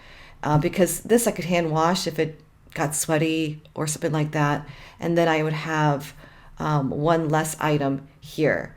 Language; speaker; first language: English; native; English